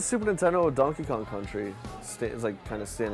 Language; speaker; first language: English; native; English